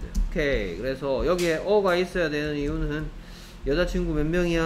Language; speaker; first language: Korean; native; Korean